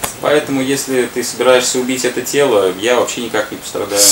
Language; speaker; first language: Russian; native; Russian